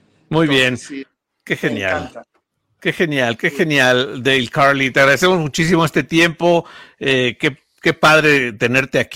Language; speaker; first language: Spanish; native; Spanish